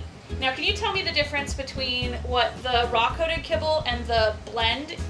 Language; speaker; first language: English; native; English